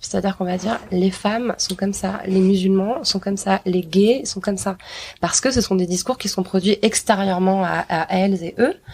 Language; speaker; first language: French; native; French